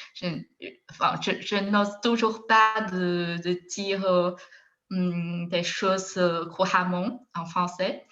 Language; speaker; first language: French; non-native, fluent; Chinese